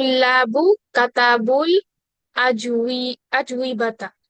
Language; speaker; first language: Arabic; non-native, learner; Bangla